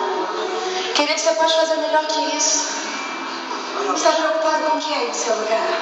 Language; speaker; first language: Portuguese; native; Portuguese